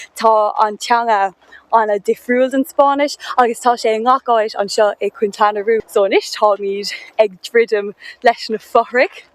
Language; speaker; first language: Irish; non-native, local second language; English